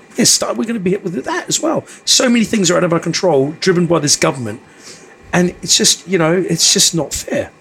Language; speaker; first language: English; native; English